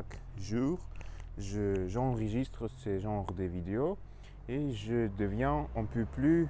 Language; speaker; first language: French; non-native, learner; Russian